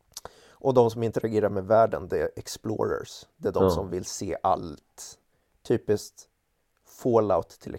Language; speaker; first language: Swedish; native; Swedish